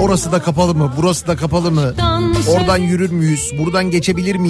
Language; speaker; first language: Turkish; native; Turkish